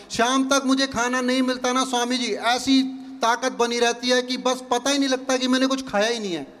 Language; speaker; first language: Hindi; native; Hindi